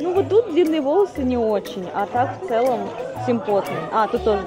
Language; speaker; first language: Russian; native; Russian